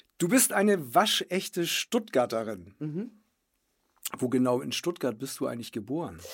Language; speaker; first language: German; native; German